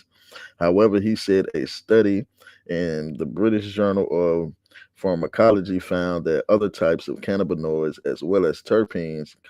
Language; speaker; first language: English; native; English